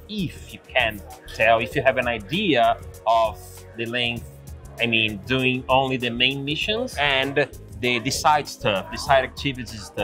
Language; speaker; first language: English; non-native, fluent; Portuguese